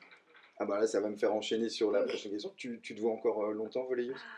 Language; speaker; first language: French; native; French